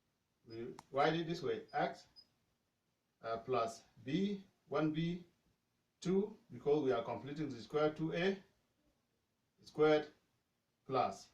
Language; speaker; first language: English; non-native, fluent; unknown